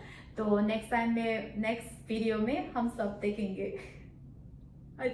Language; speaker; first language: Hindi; non-native, local second language; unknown